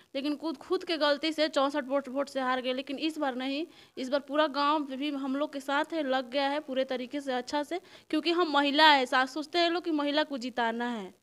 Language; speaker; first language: Hindi; native; Hindi